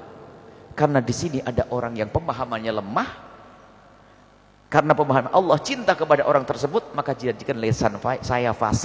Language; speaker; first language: Indonesian; native; Indonesian